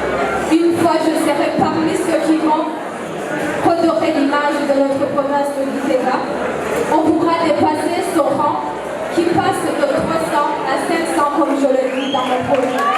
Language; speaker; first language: French; non-native, local second language; Rundi